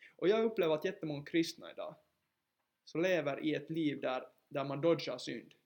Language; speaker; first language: Swedish; native; Swedish